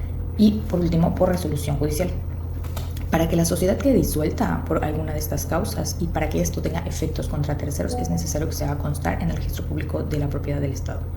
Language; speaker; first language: Spanish; native; Spanish